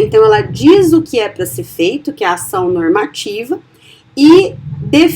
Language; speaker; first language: Portuguese; native; Portuguese